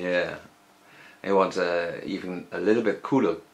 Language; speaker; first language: English; non-native, fluent; Dutch